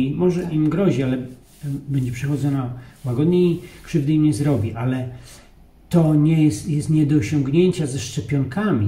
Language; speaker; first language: Polish; native; Polish